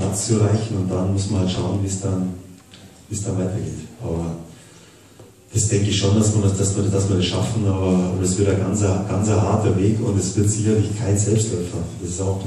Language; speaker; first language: German; native; German